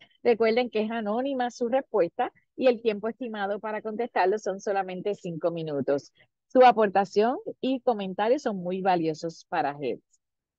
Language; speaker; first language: Spanish; native; Spanish